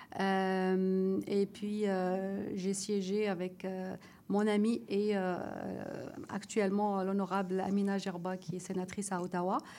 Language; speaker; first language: French; non-native, local second language; Arabic